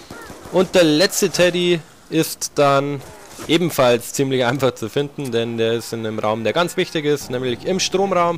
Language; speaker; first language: German; native; German